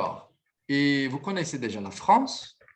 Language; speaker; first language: French; non-native, fluent; Portuguese